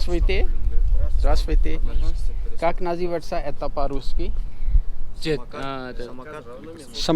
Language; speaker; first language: Russian; non-native, learner; Urdu